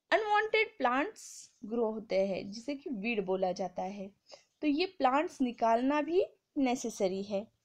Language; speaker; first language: Hindi; non-native, local second language; Marathi